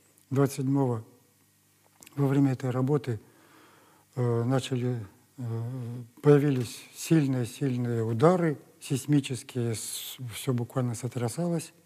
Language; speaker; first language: Russian; native; Russian